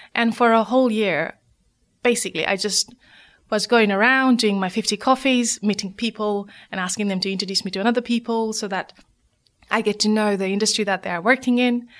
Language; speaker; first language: English; non-native, local second language; Nepali